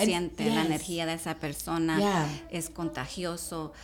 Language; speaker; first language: Spanish; early bilingual, heritage; Spanish